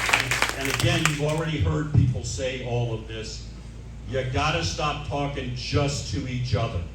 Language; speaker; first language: English; native; English